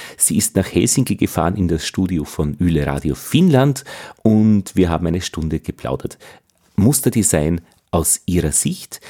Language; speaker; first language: German; native; German